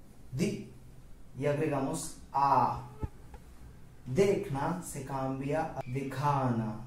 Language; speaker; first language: Spanish; non-native, fluent; Hindi